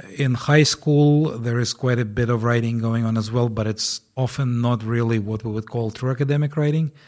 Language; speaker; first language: English; non-native, fluent; Ukrainian